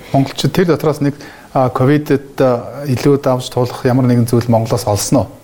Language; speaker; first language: Mongolian; native; Mongolian